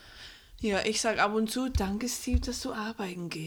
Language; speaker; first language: German; non-native, fluent; English